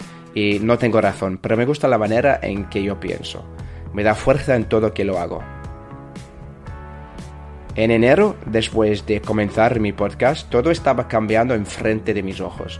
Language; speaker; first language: Spanish; non-native, learner; English